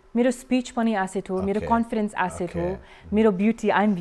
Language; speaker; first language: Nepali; early bilingual, heritage; English